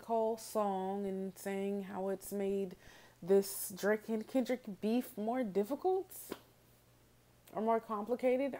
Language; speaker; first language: English; native; English